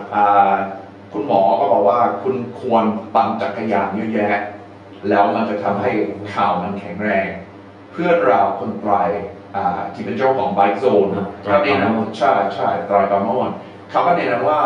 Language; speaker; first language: Thai; non-native, fluent; English